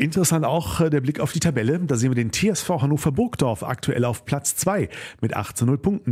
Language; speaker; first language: German; native; German